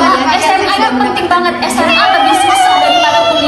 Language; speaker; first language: Indonesian; native; Indonesian